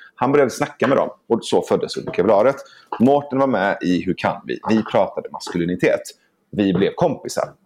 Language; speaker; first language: Swedish; early bilingual, other home language; Persian